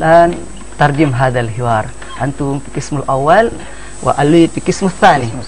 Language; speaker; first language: Arabic; non-native, fluent; Indonesian